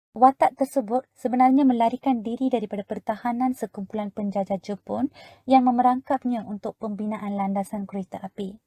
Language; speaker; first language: Malay; non-native, local second language; Tamil